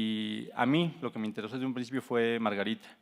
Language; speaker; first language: Spanish; native; Spanish